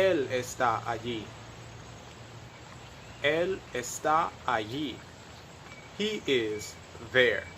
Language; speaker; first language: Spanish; non-native, fluent; English